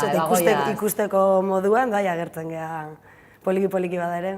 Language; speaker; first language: Basque; native; Basque